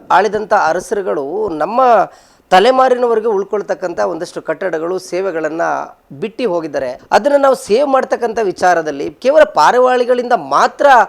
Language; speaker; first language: Kannada; native; Kannada